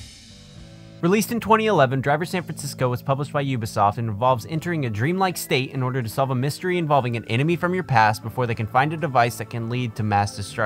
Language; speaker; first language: English; native; English